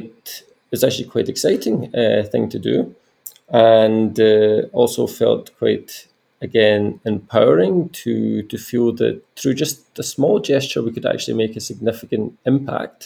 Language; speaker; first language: English; native; English